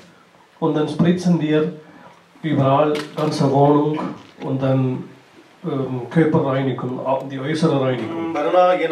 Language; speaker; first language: German; non-native, learner; Tamil